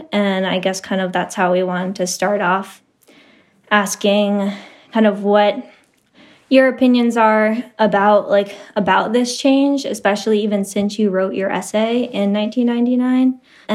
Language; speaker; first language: English; native; English